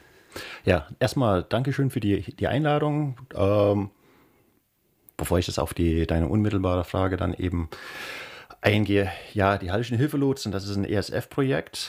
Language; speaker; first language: German; native; German